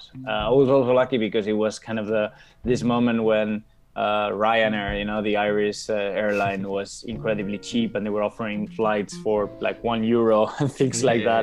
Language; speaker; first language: English; non-native, fluent; Spanish